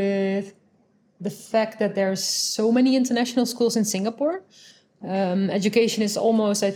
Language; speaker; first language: English; non-native, fluent; Dutch